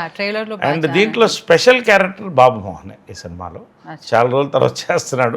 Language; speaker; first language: Telugu; native; Telugu